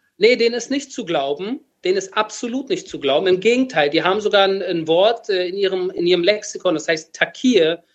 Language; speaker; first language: German; early bilingual, other home language; Persian